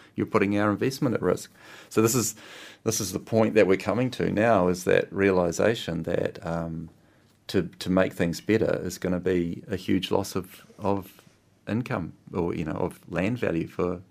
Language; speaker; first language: English; native; English